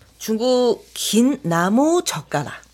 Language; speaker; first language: Korean; non-native, fluent; Chinese